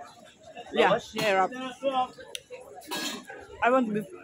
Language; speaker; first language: English; non-native, local second language; Filipino